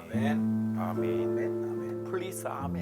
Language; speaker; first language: Korean; native; Korean